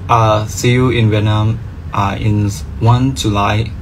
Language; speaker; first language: English; non-native, learner; Thai